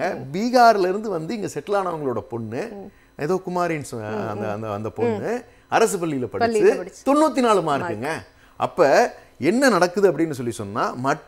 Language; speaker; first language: Tamil; native; Tamil